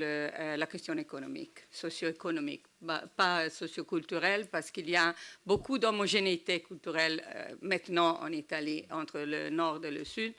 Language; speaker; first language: French; non-native, learner; Italian